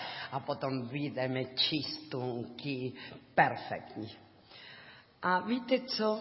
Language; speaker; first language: Czech; non-native, learner; Spanish